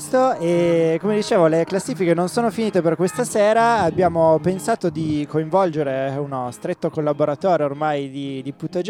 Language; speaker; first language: Italian; native; Italian